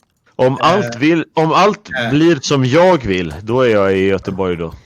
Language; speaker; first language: Swedish; native; Swedish